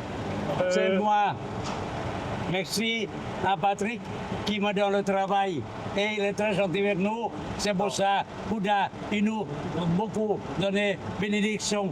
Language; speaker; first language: French; non-native, learner; Thai